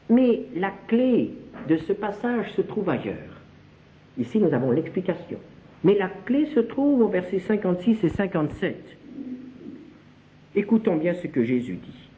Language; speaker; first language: French; native; French